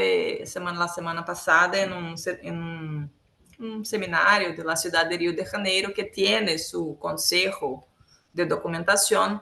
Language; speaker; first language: Spanish; non-native, local second language; Portuguese